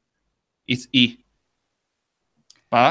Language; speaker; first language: English; non-native, learner; Spanish